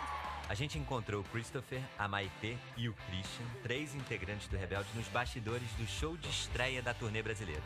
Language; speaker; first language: Portuguese; native; Portuguese